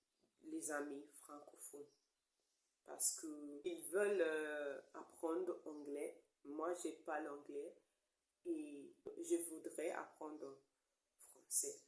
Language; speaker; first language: French; non-native, learner; English